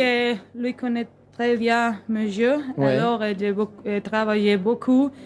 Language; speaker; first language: French; non-native, learner; Spanish